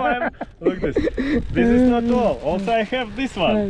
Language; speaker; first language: English; non-native, learner; Russian